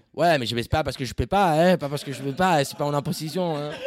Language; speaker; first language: French; non-native, fluent; Spanish